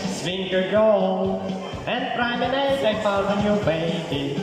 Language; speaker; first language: English; non-native, fluent; Russian